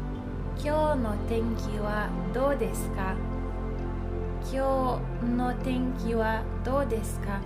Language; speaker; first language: Japanese; non-native, fluent; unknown